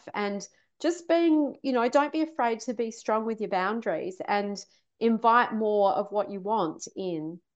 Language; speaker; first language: English; native; English